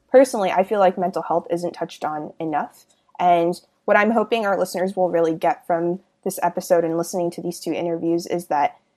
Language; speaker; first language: English; early bilingual, other home language; Hindi